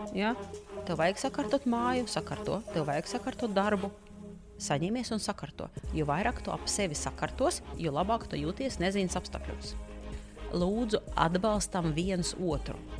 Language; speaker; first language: Latvian; non-native, local second language; Russian